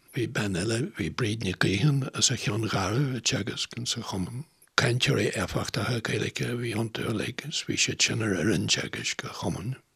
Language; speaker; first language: Irish; non-native, local second language; English